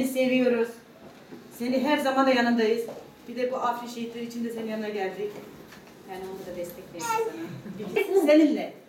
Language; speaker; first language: Turkish; non-native, local second language; Kurdish